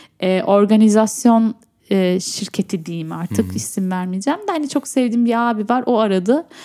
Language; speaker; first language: Turkish; native; Turkish